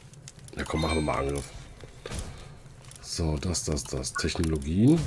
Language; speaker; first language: German; native; German